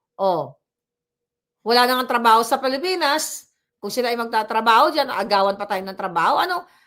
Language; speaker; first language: Filipino; non-native, local second language; Cebuano